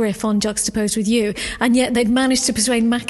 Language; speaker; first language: English; native; English